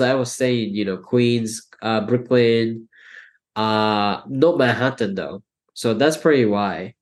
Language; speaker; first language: English; non-native, fluent; Japanese